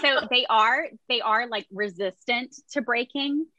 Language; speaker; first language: English; native; English